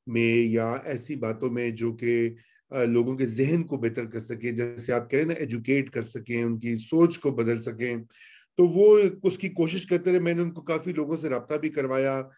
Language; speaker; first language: Urdu; native; Urdu